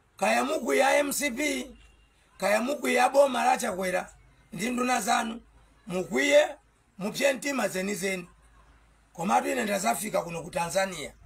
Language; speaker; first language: Nyanja; non-native, local second language; Tumbuka